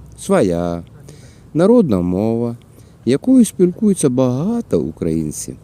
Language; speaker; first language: Ukrainian; non-native, local second language; Russian